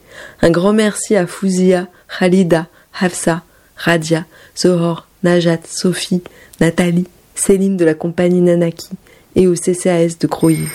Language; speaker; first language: French; native; French